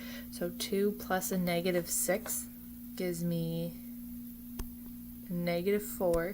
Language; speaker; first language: English; native; English